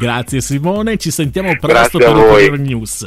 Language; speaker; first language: Italian; native; Italian